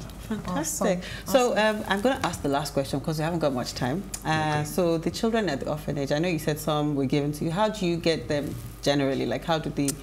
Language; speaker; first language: English; non-native, local second language; Yoruba